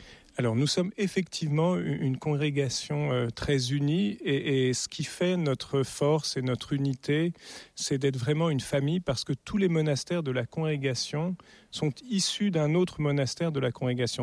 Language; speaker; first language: French; native; French